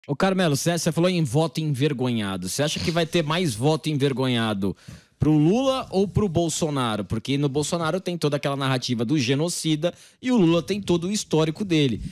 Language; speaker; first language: Portuguese; native; Portuguese